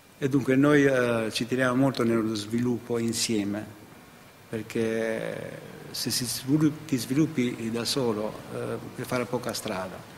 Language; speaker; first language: Italian; non-native, fluent; Albanian